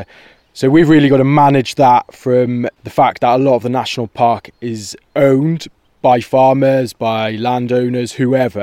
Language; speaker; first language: English; native; English